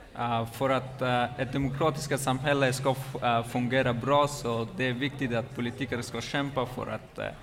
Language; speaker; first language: Swedish; non-native, learner; Persian